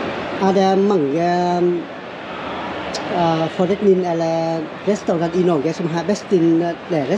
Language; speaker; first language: Danish; non-native, learner; Vietnamese